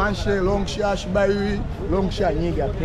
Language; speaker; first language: Chinese; non-native, learner; Swahili